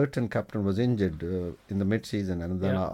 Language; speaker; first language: English; non-native, local second language; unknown